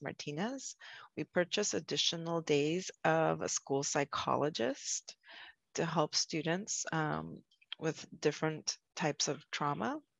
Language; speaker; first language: English; native; English